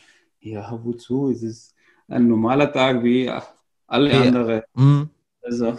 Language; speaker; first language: German; non-native, fluent; Arabic